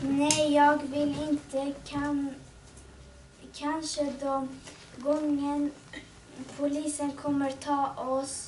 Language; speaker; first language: Swedish; non-native, learner; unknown